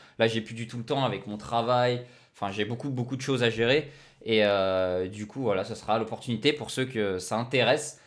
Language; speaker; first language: French; native; French